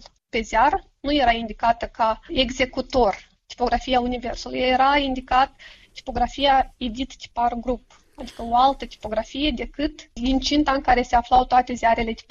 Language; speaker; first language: Romanian; native; Romanian